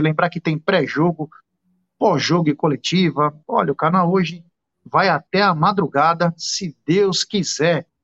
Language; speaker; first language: Portuguese; native; Portuguese